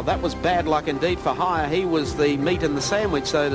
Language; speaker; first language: English; native; English